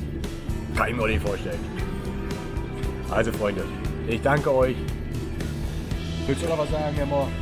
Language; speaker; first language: German; native; German